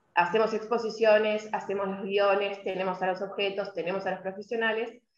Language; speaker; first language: Spanish; native; Spanish